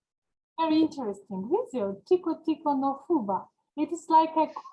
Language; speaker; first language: English; non-native, learner; Georgian